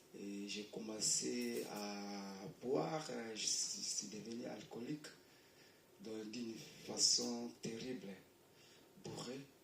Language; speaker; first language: French; non-native, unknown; Portuguese